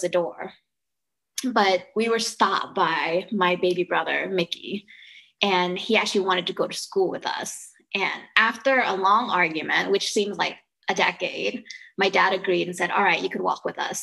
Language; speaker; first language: English; early bilingual, other home language; Lao